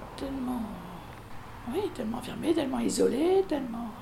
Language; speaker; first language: French; native; French